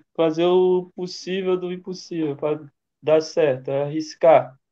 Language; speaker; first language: Portuguese; native; Portuguese